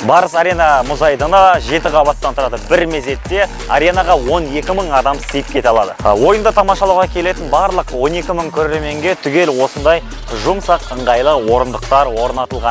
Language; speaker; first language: Kazakh; native; Kazakh